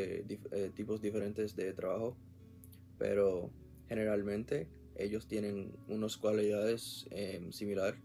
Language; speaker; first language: Spanish; non-native, learner; English